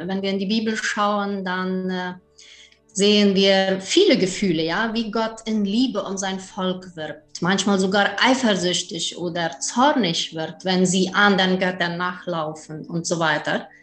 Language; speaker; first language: German; early bilingual, heritage; German